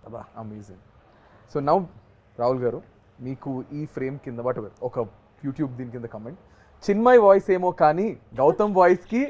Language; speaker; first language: Telugu; native; Telugu